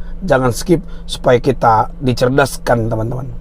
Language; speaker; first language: Indonesian; native; Indonesian